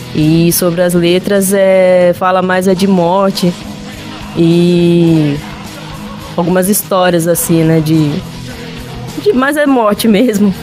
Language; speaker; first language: Portuguese; native; Portuguese